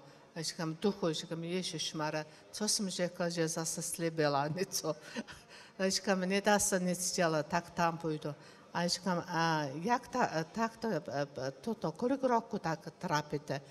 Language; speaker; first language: Czech; non-native, learner; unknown